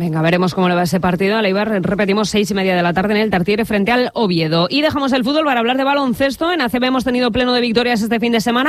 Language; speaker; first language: Spanish; native; Spanish